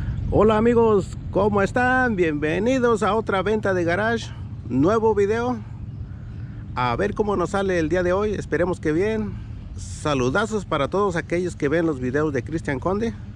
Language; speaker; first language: Spanish; native; Spanish